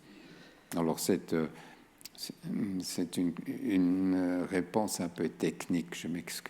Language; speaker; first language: French; non-native, fluent; German